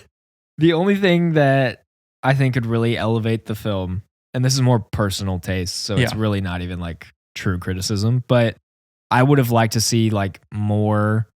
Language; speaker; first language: English; native; English